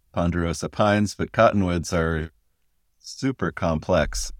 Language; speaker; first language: English; native; English